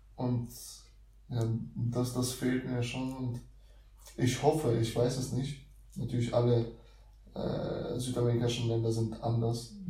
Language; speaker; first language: German; early bilingual, other home language; Russian